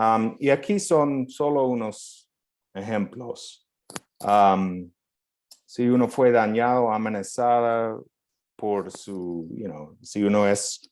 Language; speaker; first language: Spanish; non-native, fluent; English